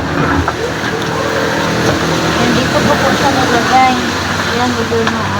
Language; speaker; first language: Filipino; non-native, local second language; Cebuano